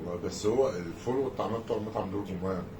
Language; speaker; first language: Arabic; native; Arabic